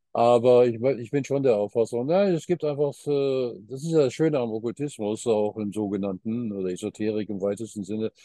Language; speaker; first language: German; early bilingual, heritage; German